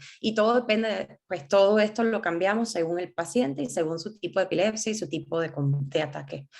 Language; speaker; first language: Spanish; native; Spanish